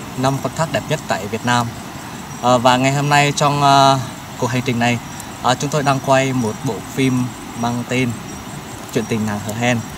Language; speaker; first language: Vietnamese; non-native, local second language; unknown